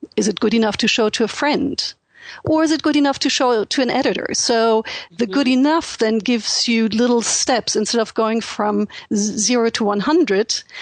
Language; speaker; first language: English; non-native, fluent; German